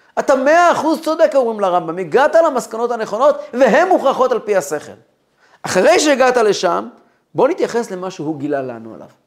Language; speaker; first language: Hebrew; non-native, fluent; Russian